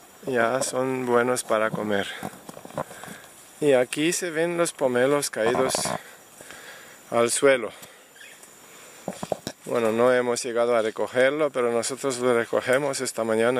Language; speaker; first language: Spanish; non-native, fluent; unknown